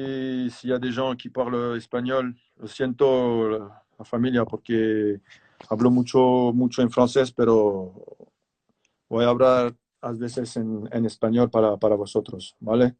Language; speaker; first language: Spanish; non-native, learner; French